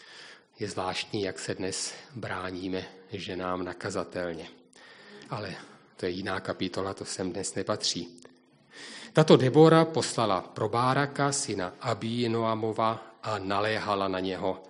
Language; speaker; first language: Czech; native; Czech